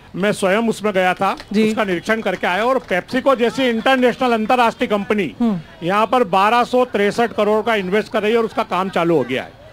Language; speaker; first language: Hindi; native; Hindi